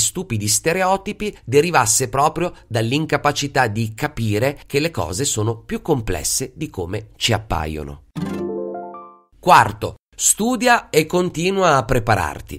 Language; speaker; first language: Italian; native; Italian